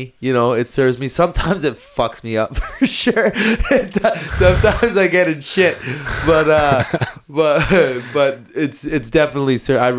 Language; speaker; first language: English; native; English